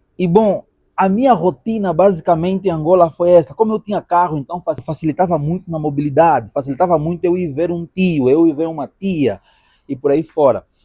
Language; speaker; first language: Portuguese; native; Portuguese